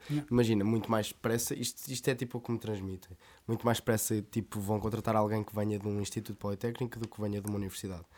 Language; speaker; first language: Portuguese; native; Portuguese